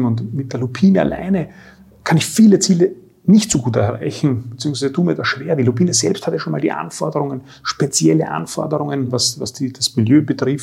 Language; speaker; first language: German; native; German